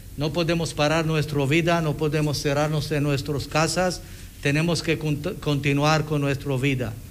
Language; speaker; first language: Spanish; non-native, fluent; Hebrew